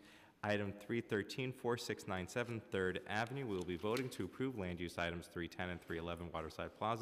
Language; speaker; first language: English; native; English